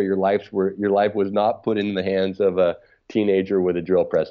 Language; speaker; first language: English; native; English